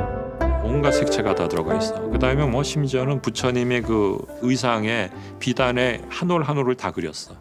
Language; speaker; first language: Korean; native; Korean